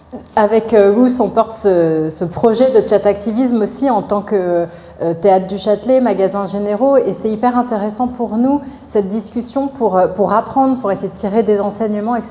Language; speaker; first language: French; native; French